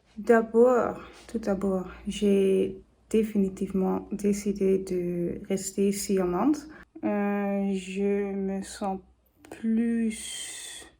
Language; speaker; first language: French; non-native, fluent; English